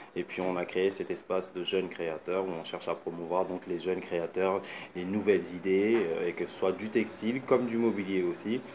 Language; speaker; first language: French; native; French